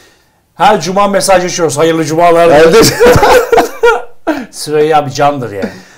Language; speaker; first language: Turkish; native; Turkish